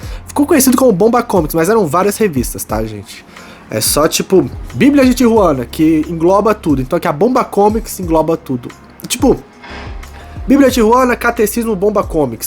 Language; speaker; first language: Portuguese; native; Portuguese